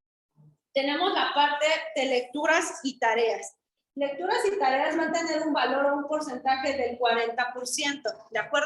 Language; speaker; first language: Spanish; native; Spanish